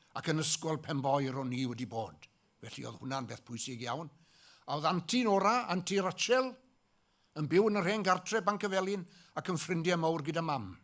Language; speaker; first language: Welsh; native; Welsh